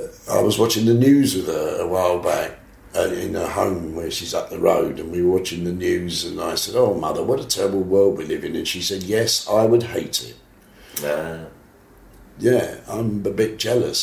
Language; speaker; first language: English; native; English